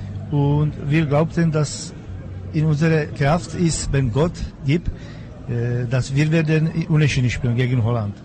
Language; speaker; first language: German; non-native, learner; Czech